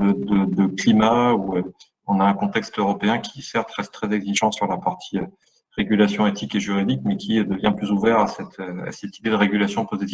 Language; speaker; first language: French; native; French